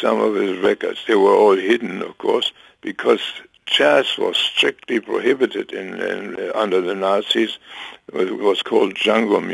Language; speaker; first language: English; non-native, fluent; German